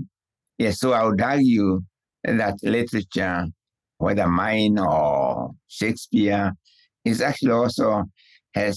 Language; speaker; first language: English; non-native, local second language; Kikuyu